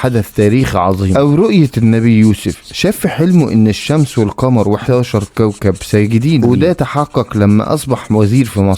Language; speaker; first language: Arabic; native; Arabic